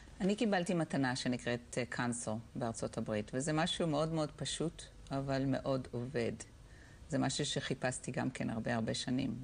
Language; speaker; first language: Hebrew; native; Hebrew